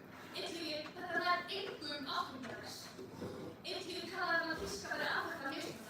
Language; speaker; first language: Icelandic; native; Icelandic